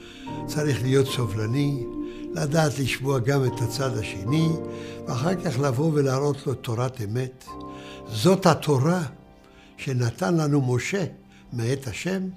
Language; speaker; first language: Hebrew; early bilingual, other home language; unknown